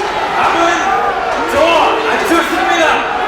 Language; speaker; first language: Korean; native; Korean